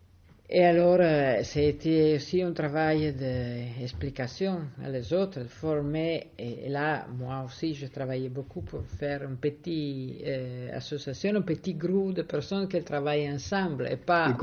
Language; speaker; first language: French; non-native, fluent; Italian